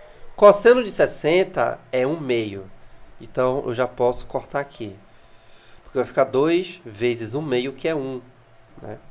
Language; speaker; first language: Portuguese; native; Portuguese